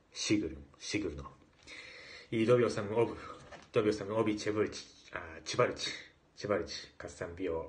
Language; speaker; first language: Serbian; non-native, learner; Japanese